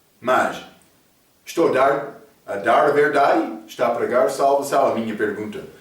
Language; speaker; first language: Portuguese; non-native, fluent; English